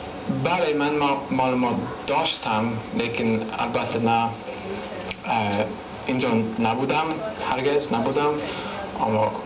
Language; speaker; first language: Persian; non-native, learner; English